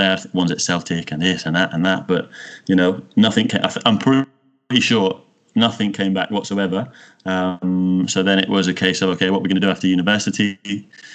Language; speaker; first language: English; native; English